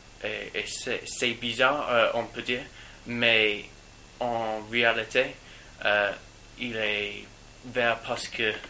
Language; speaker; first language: French; non-native, learner; English